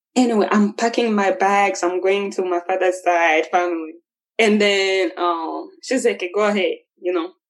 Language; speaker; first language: English; non-native, local second language; Kinyarwanda